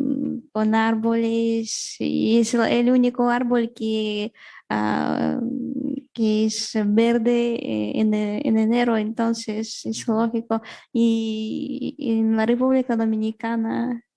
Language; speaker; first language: Spanish; non-native, fluent; Russian